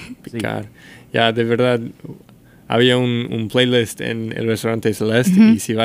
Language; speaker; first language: Spanish; non-native, fluent; English